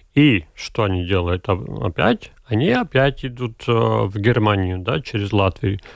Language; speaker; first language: Russian; non-native, local second language; Latvian